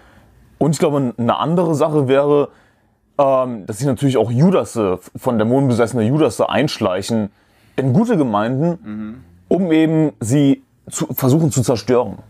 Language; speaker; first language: German; native; German